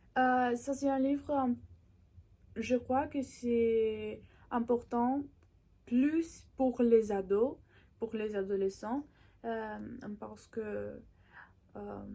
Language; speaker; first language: French; non-native, learner; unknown